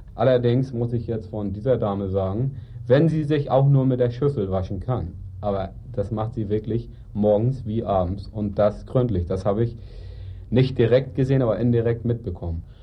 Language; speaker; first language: German; native; German